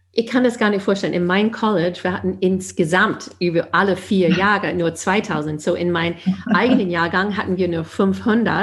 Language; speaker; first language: German; non-native, fluent; English